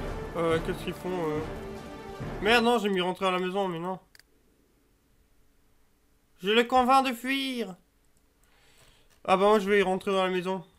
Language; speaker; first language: French; native; French